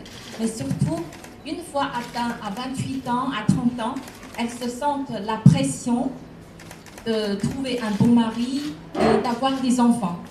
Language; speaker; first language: French; non-native, fluent; Chinese